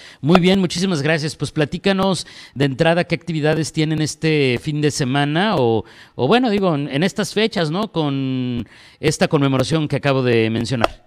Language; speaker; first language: Spanish; native; Spanish